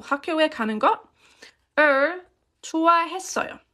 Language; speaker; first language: Korean; non-native, fluent; English